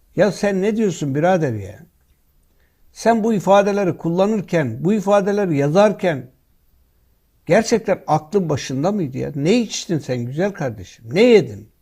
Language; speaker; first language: Turkish; native; Turkish